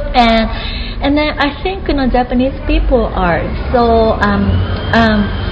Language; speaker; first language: English; non-native, fluent; Japanese